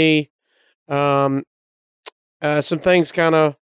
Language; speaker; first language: English; native; English